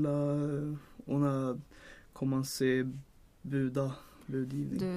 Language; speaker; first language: French; non-native, learner; Swedish